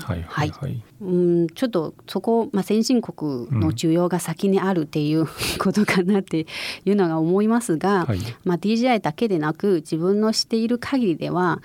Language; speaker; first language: Japanese; non-native, fluent; Chinese